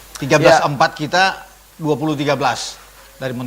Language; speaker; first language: Indonesian; native; Indonesian